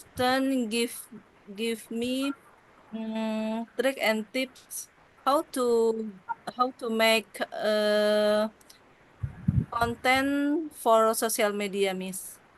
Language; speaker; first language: English; non-native, learner; Indonesian